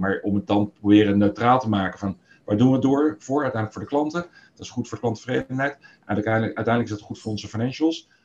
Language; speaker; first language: Dutch; native; Dutch